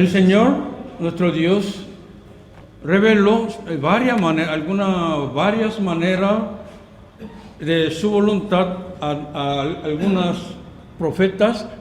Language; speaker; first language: Spanish; non-native, fluent; Korean